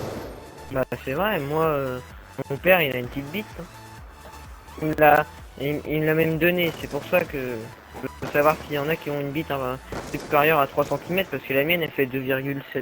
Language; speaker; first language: French; native; French